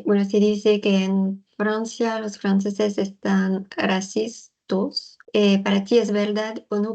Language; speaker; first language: Spanish; non-native, fluent; French